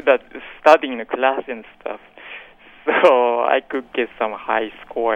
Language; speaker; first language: English; non-native, fluent; Japanese